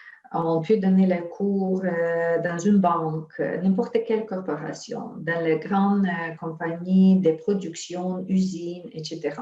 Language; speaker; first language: French; non-native, fluent; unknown